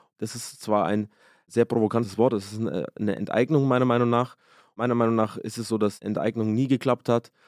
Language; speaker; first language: German; early bilingual, other home language; Arabic